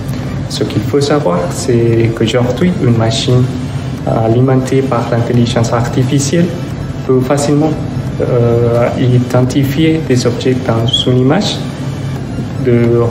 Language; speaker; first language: French; non-native, fluent; Spanish